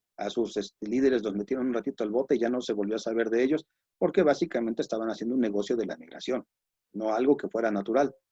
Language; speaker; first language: Spanish; native; Spanish